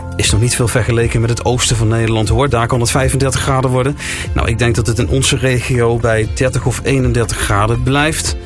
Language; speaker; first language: Dutch; native; Dutch